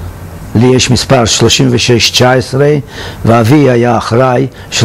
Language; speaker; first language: Hebrew; non-native, fluent; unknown